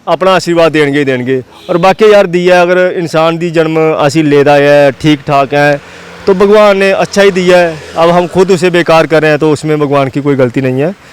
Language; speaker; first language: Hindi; non-native, local second language; Dogri